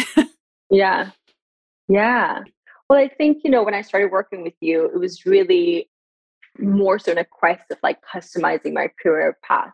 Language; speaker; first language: English; early bilingual, other home language; Persian